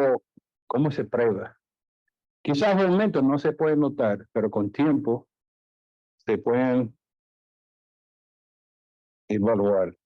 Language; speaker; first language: Spanish; non-native, fluent; English